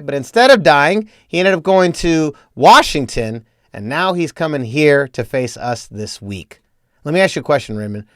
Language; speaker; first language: English; native; English